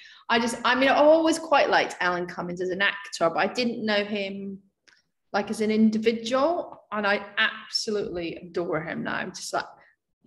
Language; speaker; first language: English; native; English